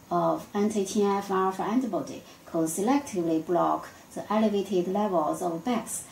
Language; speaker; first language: English; non-native, fluent; Chinese